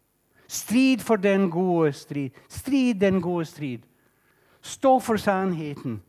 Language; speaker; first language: Norwegian; non-native, fluent; English